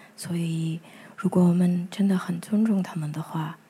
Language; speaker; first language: Chinese; native; Chinese